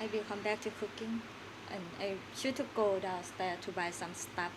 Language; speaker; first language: English; non-native, learner; Thai